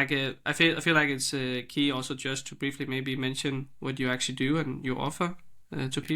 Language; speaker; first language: English; non-native, fluent; Danish